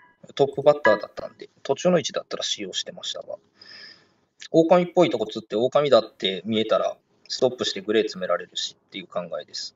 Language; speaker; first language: Japanese; native; Japanese